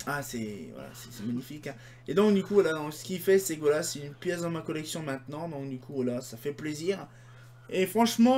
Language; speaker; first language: French; native; French